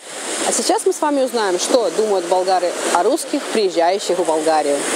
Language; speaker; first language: Russian; native; Russian